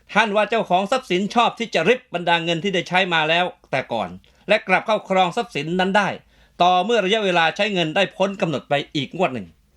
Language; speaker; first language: Thai; native; Thai